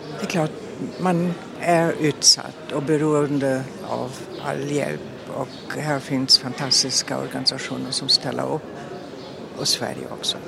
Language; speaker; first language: Swedish; non-native, fluent; German